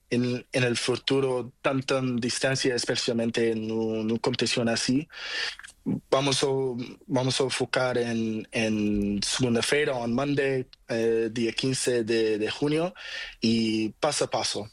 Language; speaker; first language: Spanish; non-native, learner; Portuguese